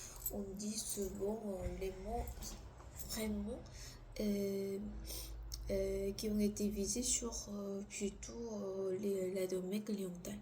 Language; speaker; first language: French; non-native, learner; Korean